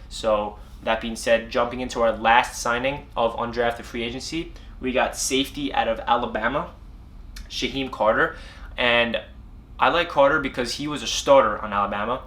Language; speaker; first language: English; native; English